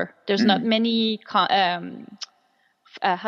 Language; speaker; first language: English; non-native, fluent; French